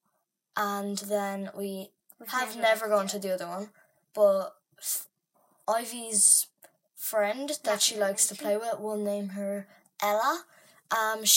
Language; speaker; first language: English; native; English